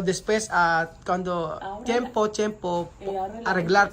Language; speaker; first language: Spanish; non-native, learner; Filipino